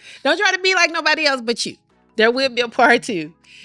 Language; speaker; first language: English; native; English